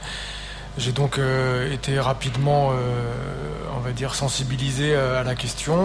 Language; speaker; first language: French; native; French